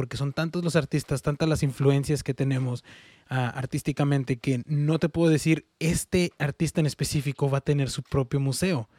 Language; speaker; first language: Spanish; early bilingual, heritage; Spanish